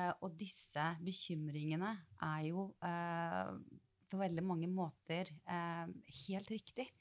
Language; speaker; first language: Norwegian; early bilingual, other home language; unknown